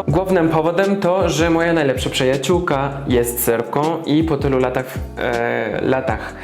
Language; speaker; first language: Polish; non-native, learner; Spanish